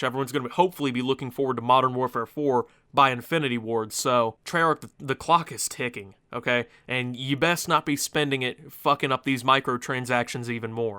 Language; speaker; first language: English; native; English